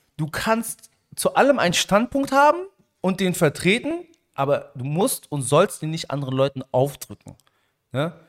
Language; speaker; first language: German; early bilingual, other home language; Arabic